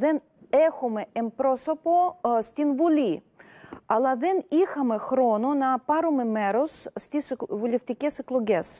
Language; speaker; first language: Greek; non-native, learner; Russian